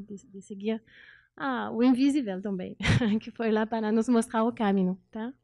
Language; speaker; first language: Portuguese; non-native, learner; French